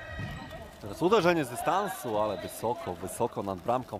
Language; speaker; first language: Polish; native; Polish